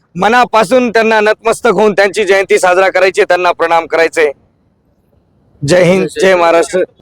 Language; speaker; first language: Marathi; non-native, local second language; Lambadi